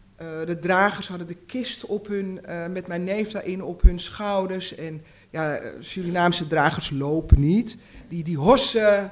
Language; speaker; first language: Dutch; native; Dutch